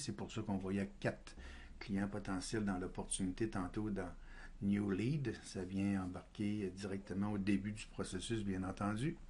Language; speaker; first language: French; native; French